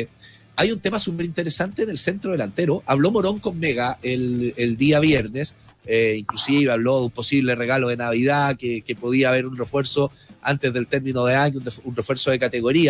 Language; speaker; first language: Spanish; native; Spanish